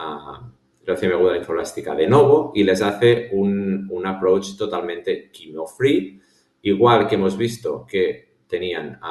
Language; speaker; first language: Spanish; native; Spanish